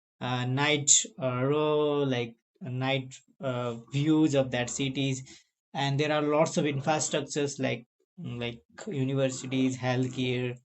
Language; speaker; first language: English; non-native, learner; Nepali